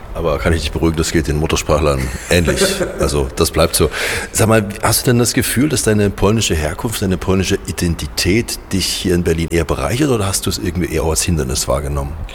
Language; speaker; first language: German; native; German